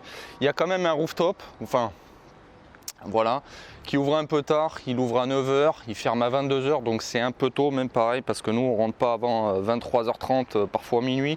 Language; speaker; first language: French; native; French